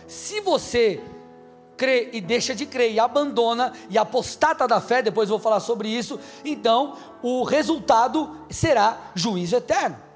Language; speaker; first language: Portuguese; native; Portuguese